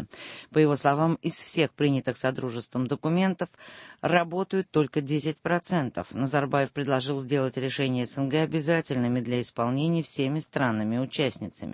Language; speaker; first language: Russian; native; Russian